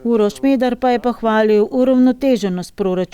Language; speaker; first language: Slovenian; native; Slovenian